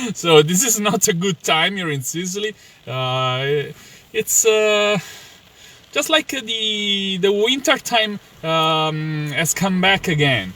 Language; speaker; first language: English; non-native, fluent; Italian